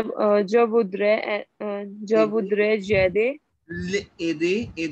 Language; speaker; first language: French; non-native, learner; Punjabi